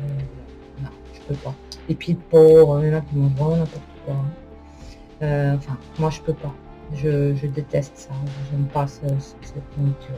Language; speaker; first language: French; native; French